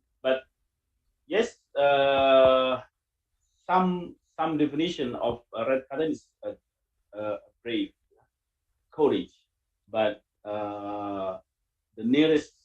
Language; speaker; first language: English; non-native, learner; Indonesian